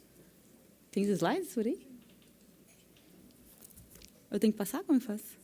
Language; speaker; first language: Portuguese; native; Portuguese